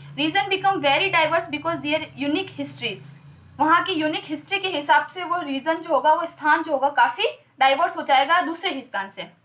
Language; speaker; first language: Hindi; native; Hindi